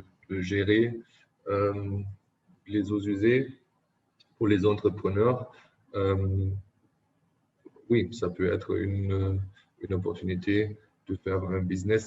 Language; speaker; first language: French; non-native, fluent; German